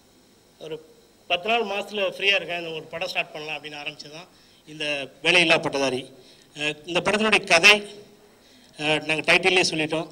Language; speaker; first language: Tamil; native; Tamil